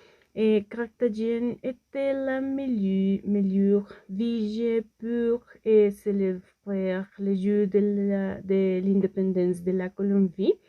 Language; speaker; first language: French; non-native, learner; Spanish